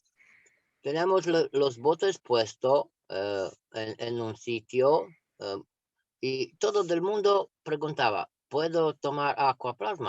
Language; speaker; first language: Spanish; non-native, fluent; Romanian